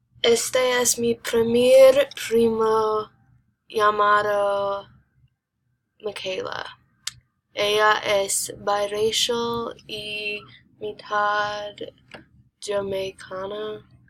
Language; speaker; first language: Spanish; non-native, learner; English